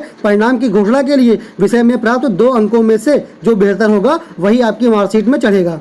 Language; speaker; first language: Hindi; native; Hindi